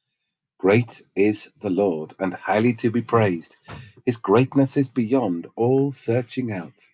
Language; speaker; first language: English; native; English